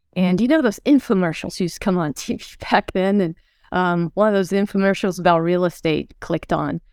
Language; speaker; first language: English; early bilingual, other home language; Swedish